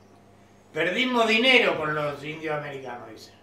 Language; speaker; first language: Spanish; native; Spanish